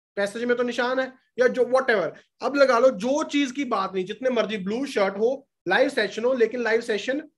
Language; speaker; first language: Hindi; non-native, local second language; Punjabi